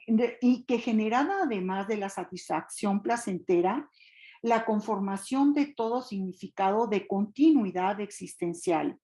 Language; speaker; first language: Spanish; native; Spanish